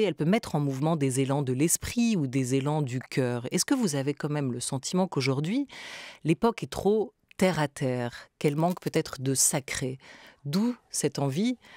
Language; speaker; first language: French; native; French